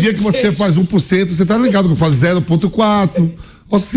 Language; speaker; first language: Portuguese; native; Portuguese